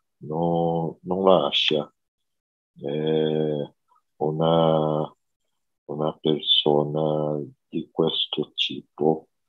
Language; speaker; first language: Italian; non-native, learner; Portuguese